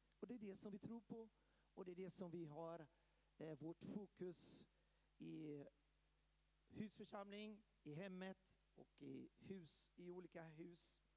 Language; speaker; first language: Swedish; early bilingual, heritage; Swedish